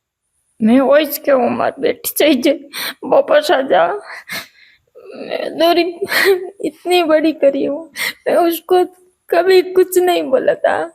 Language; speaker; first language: Hindi; non-native, local second language; Marwari